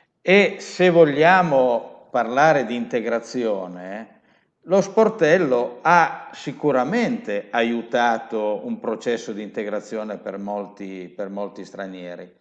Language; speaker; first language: Italian; native; Italian